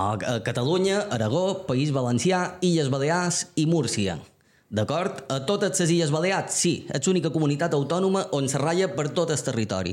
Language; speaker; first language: Catalan; native; Catalan